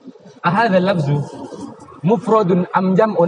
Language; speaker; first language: Arabic; non-native, learner; Indonesian